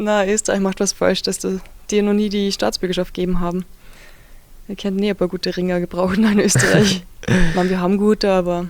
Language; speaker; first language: German; native; German